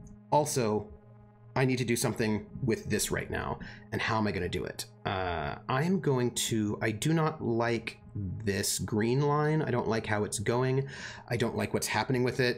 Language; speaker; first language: English; native; English